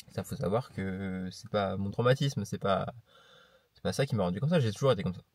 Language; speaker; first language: French; native; French